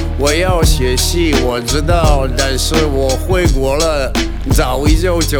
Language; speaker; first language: Chinese; non-native, learner; Russian